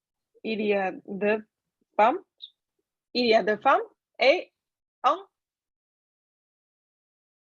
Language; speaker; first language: French; non-native, learner; Chinese